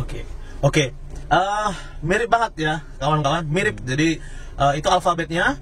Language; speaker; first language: Indonesian; native; Indonesian